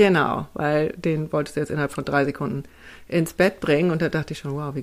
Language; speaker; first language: German; native; German